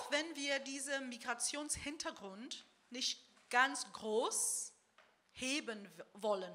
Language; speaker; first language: German; non-native, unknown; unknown